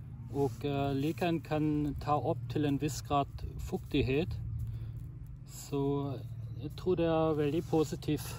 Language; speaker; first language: Norwegian; non-native, fluent; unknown